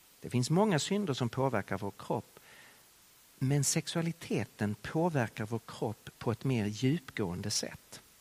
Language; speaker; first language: Swedish; native; Swedish